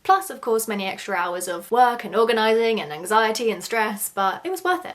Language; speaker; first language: English; native; English